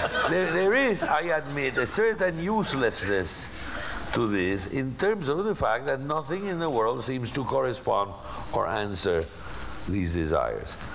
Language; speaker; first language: English; non-native, local second language; Spanish